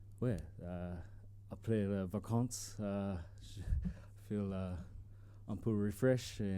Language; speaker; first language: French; non-native, learner; English